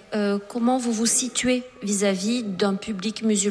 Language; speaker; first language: French; native; French